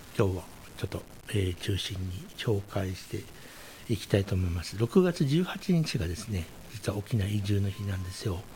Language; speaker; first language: Japanese; native; Japanese